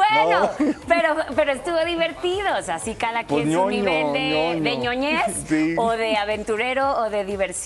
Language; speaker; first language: Spanish; native; Spanish